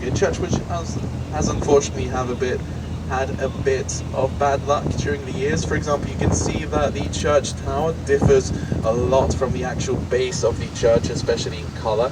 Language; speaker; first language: English; non-native, fluent; Swedish